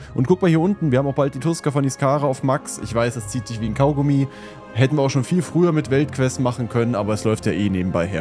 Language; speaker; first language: German; native; German